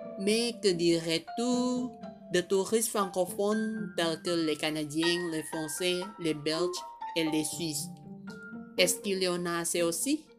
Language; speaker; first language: French; non-native, fluent; Indonesian